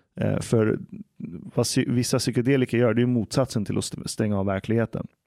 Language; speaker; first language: Swedish; early bilingual, other home language; Persian